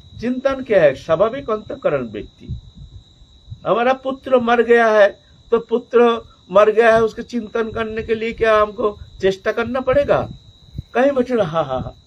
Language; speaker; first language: Hindi; non-native, local second language; Bangla